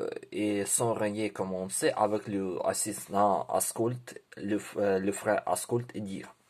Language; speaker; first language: French; non-native, learner; Ukrainian